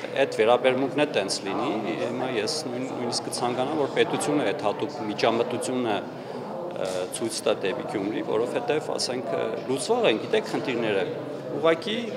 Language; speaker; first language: Armenian; native; Armenian